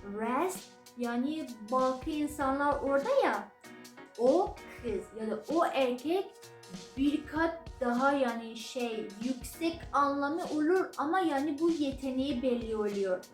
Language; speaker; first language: Turkish; non-native, fluent; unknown